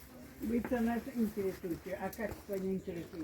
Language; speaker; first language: Russian; non-native, local second language; Karachay-Balkar